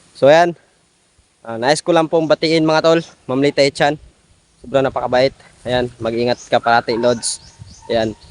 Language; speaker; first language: Filipino; non-native, local second language; Cebuano